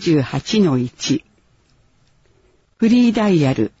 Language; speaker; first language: Japanese; native; Japanese